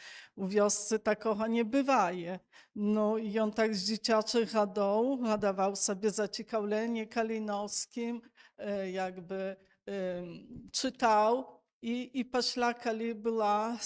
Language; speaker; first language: Polish; non-native, local second language; Belarusian